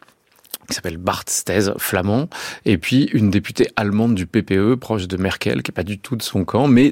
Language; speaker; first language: French; native; French